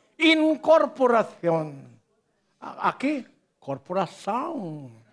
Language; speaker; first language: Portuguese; non-native, learner; Filipino